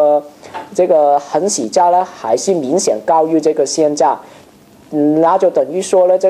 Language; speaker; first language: Chinese; non-native, local second language; Cantonese